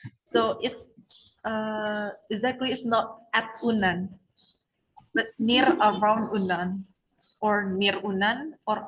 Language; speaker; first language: English; non-native, learner; Indonesian